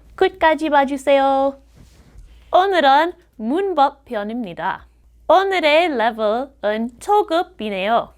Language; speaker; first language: Korean; non-native, fluent; English